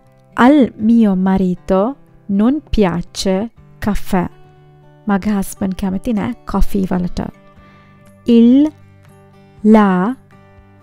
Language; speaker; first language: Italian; non-native, fluent; Sinhala